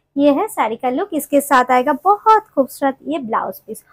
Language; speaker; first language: Hindi; non-native, local second language; Bangla